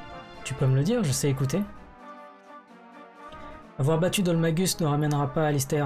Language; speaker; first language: French; native; French